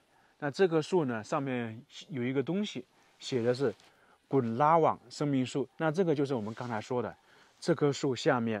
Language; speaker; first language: Chinese; native; Chinese